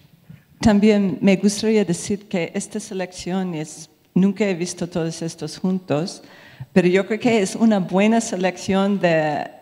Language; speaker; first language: Spanish; non-native, fluent; English